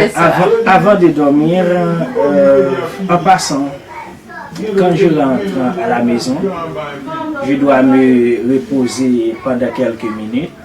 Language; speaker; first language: French; non-native, local second language; Haitian Creole